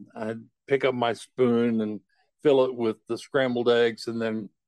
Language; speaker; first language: English; native; English